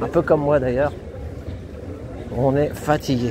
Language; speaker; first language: French; native; French